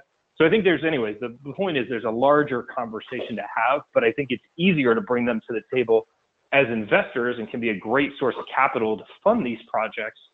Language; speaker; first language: English; native; English